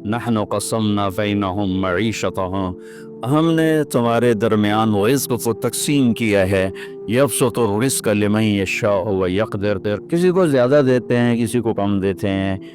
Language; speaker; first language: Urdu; non-native, local second language; Punjabi